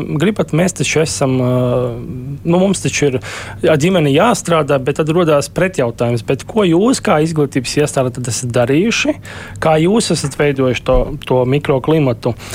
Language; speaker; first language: Latvian; non-native, local second language; Russian